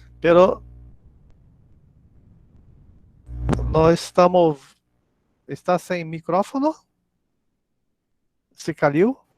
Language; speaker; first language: Spanish; non-native, learner; Portuguese